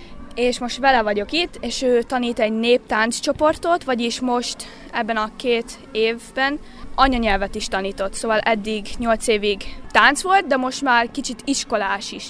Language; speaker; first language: Hungarian; early bilingual, heritage; Hungarian